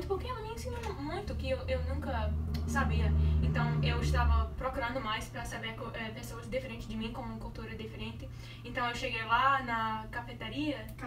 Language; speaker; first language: Portuguese; non-native, learner; English